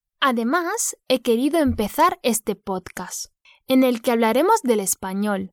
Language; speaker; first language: Spanish; native; Spanish